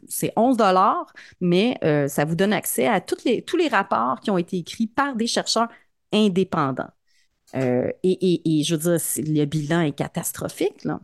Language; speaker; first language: French; native; French